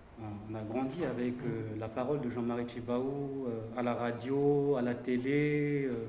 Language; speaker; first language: French; non-native, local second language; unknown